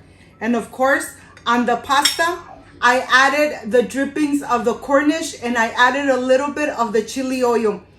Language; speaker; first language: English; non-native, fluent; Spanish